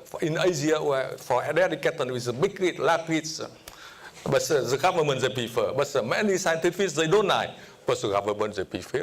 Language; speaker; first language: English; non-native, fluent; Vietnamese